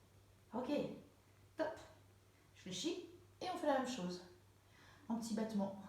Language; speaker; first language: French; native; French